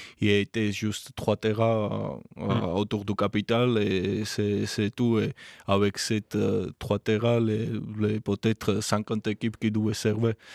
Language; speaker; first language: French; non-native, learner; Georgian